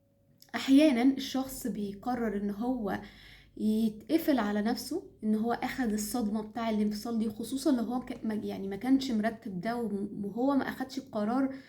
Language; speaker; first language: Arabic; native; Arabic